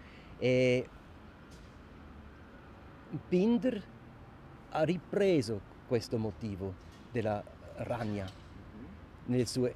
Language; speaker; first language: Italian; non-native, local second language; German